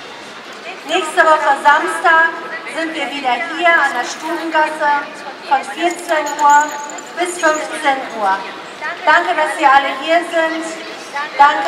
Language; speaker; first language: German; non-native, fluent; Persian